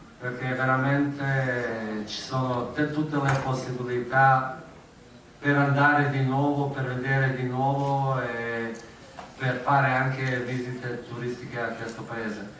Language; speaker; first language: Italian; non-native, fluent; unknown